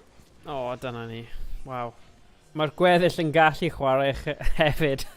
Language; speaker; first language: Welsh; non-native, local second language; English